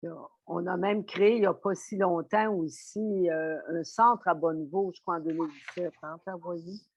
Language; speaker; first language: French; native; French